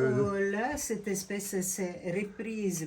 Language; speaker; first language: French; non-native, fluent; Italian